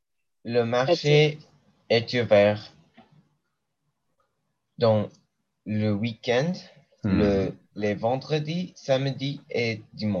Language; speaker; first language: French; non-native, learner; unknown